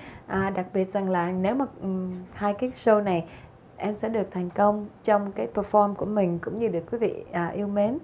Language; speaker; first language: Vietnamese; native; Vietnamese